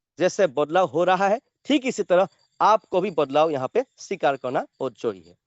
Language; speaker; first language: Hindi; non-native, local second language; Assamese